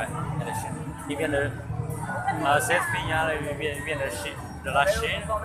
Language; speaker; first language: French; non-native, learner; Hmong